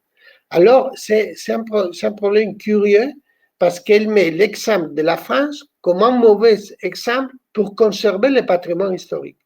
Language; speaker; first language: French; non-native, fluent; Spanish